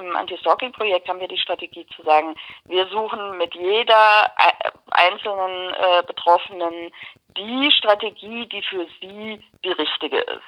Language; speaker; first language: German; native; German